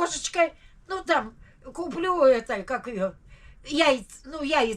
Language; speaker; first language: Russian; native; Russian